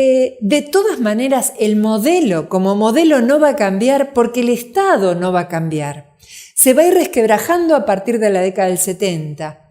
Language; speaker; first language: Spanish; native; Spanish